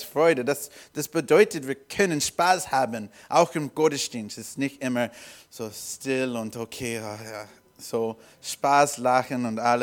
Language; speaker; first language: German; non-native, learner; English